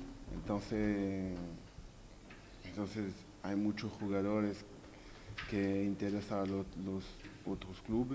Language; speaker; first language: Spanish; non-native, learner; French